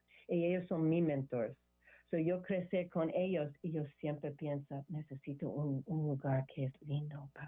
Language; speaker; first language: Spanish; non-native, learner; English